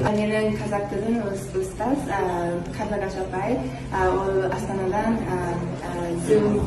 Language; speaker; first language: Kazakh; non-native, learner; English